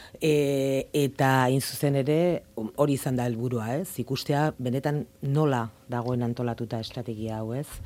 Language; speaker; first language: Basque; native; Basque